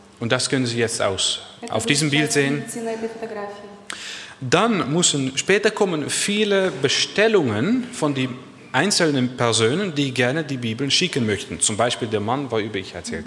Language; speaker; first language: German; non-native, learner; Dutch